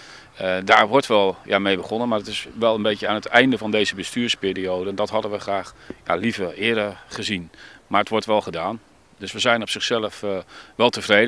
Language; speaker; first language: Dutch; native; Dutch